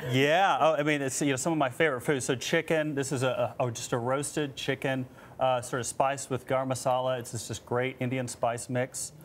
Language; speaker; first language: English; native; English